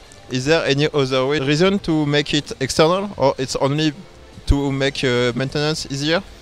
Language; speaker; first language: English; non-native, fluent; French